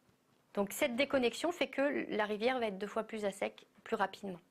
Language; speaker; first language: French; native; French